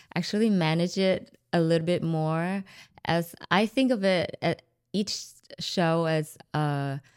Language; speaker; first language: English; non-native, fluent; Vietnamese